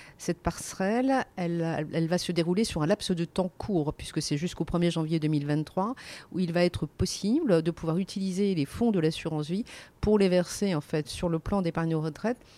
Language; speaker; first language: French; native; French